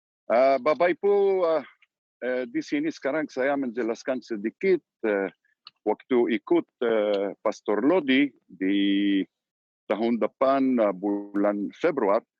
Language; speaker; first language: Indonesian; non-native, learner; Hebrew